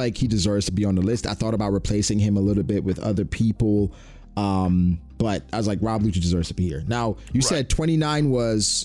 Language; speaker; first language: English; native; English